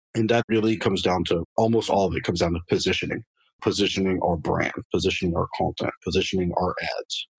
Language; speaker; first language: English; non-native, fluent; French